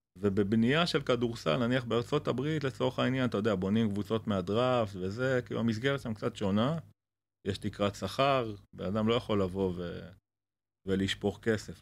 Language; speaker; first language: Hebrew; native; Hebrew